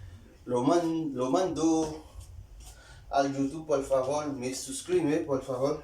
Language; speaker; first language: Spanish; non-native, learner; Haitian Creole